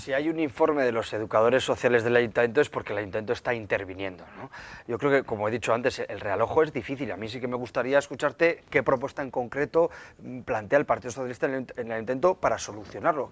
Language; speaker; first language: Spanish; native; Spanish